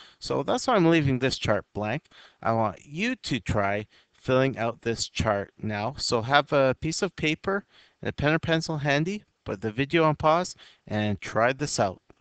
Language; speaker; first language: English; native; English